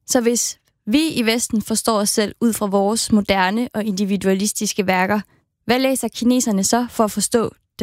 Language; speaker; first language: Danish; native; Danish